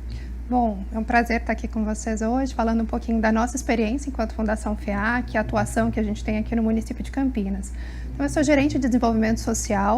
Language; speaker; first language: Portuguese; native; Portuguese